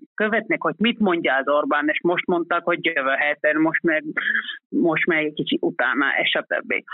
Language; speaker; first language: Hungarian; non-native, fluent; Finnish